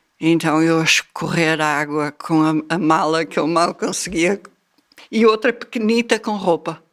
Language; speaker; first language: Portuguese; native; Portuguese